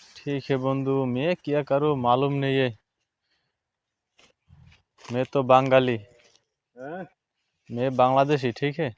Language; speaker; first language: Hindi; non-native, learner; Bangla